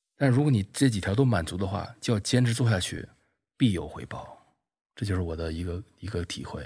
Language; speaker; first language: Chinese; native; Chinese